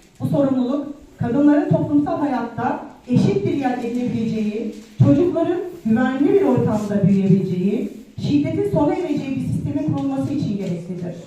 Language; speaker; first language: Turkish; native; Turkish